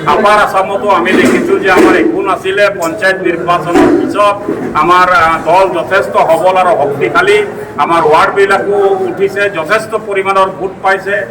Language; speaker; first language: Assamese; non-native, local second language; Hindi